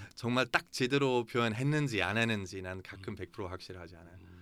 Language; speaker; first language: Korean; non-native, fluent; German